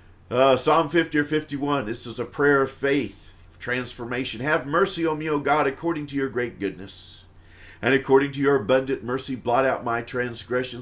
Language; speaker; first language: English; native; English